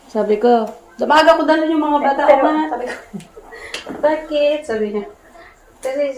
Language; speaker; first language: Filipino; native; Filipino